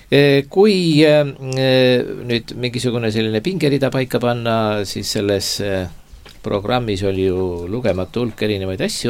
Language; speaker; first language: Estonian; native; Estonian